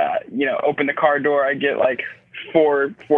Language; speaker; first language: English; native; English